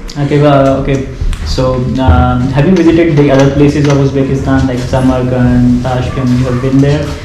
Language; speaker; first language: English; non-native, local second language; Hindi